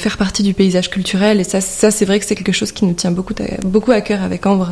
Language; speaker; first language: French; native; French